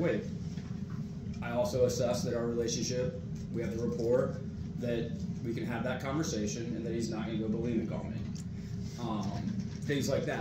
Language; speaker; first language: English; native; English